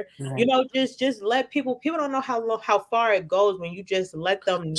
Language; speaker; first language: English; native; English